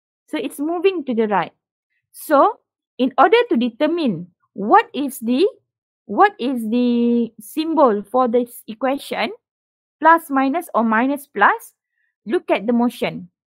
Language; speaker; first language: English; non-native, local second language; Malay